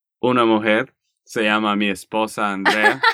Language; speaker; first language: Spanish; non-native, learner; English